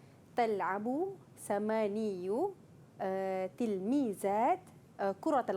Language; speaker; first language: Arabic; non-native, learner; Malay